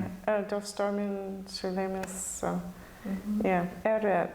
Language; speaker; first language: Kazakh; non-native, learner; English